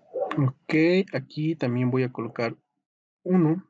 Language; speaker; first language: Spanish; native; Spanish